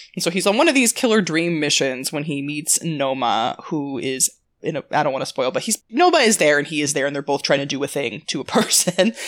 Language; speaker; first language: English; native; English